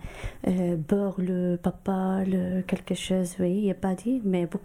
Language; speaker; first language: French; non-native, learner; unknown